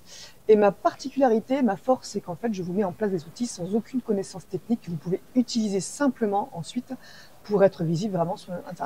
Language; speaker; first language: French; native; French